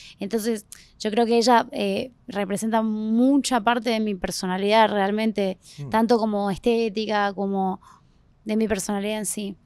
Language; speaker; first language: Spanish; native; Spanish